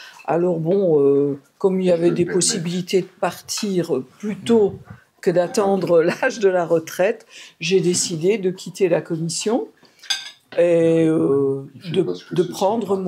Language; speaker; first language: French; native; French